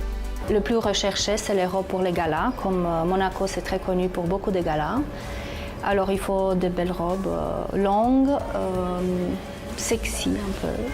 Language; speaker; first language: French; non-native, fluent; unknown